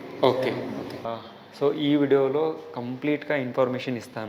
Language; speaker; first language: Telugu; non-native, local second language; Hindi